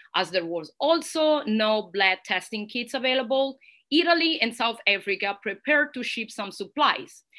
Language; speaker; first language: English; non-native, fluent; Italian